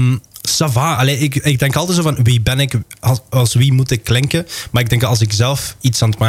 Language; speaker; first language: Dutch; non-native, local second language; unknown